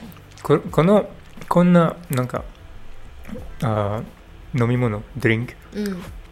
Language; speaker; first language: Japanese; non-native, learner; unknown